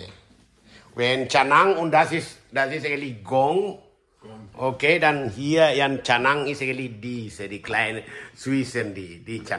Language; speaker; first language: German; non-native, learner; Indonesian